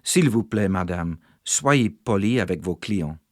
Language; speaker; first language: French; non-native, learner; English